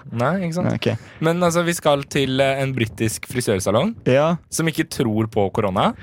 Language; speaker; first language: Norwegian; native; Norwegian